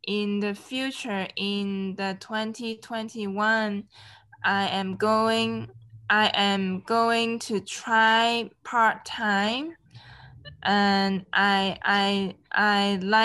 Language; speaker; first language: English; non-native, local second language; Cantonese